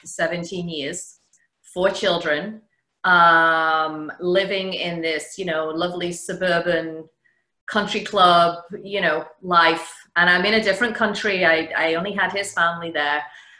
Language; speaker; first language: English; native; English